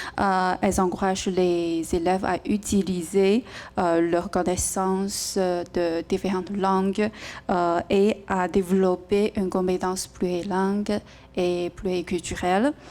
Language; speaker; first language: French; non-native, fluent; Chinese